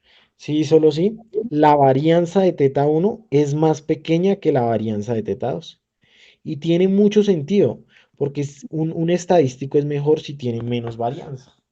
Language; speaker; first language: Spanish; native; Spanish